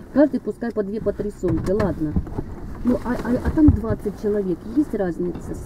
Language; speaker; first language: Russian; native; Russian